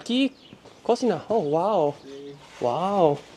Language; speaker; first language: Spanish; non-native, learner; Japanese